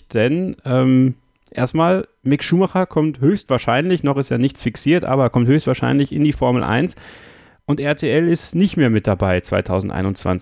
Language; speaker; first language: German; native; German